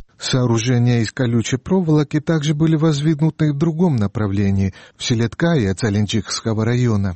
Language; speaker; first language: Russian; non-native, local second language; Georgian